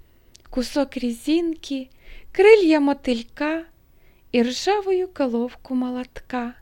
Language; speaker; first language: Russian; native; Russian